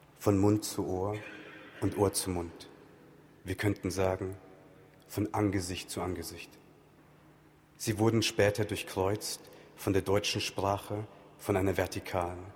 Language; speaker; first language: German; early bilingual, other home language; Tamil